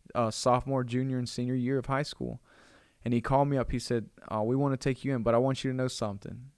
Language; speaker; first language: English; native; English